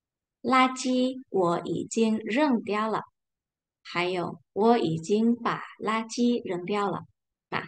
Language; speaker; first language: Chinese; non-native, fluent; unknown